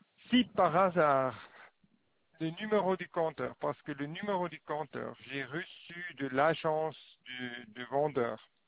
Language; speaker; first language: French; non-native, learner; Swiss German